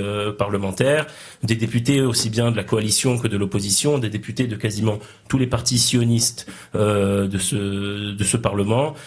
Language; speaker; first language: French; native; French